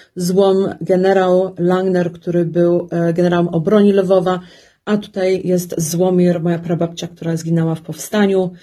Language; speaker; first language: Polish; early bilingual, heritage; Polish